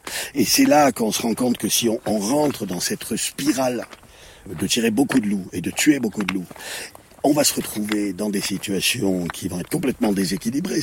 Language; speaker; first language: French; native; French